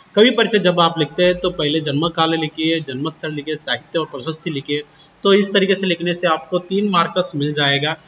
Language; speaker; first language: Hindi; non-native, local second language; Kannada